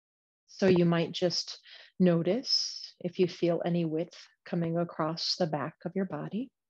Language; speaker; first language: English; native; English